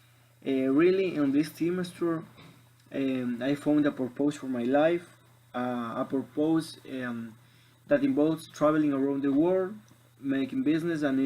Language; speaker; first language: English; non-native, learner; Spanish